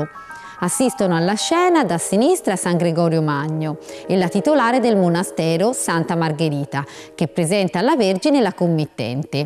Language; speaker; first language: Italian; native; Italian